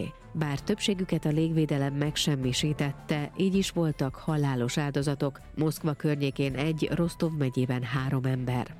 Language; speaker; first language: Hungarian; native; Hungarian